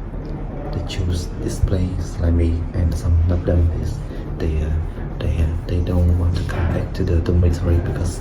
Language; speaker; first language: English; non-native, learner; Vietnamese